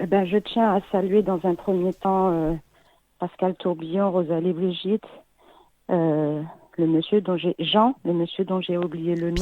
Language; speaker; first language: French; native; French